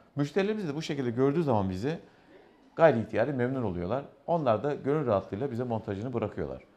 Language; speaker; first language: Turkish; native; Turkish